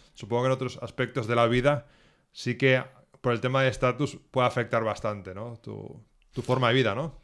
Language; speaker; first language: Spanish; native; Spanish